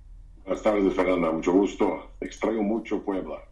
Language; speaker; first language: Spanish; non-native, fluent; Portuguese